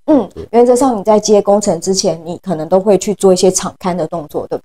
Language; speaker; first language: Chinese; native; Chinese